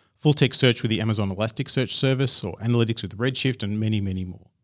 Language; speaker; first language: English; native; English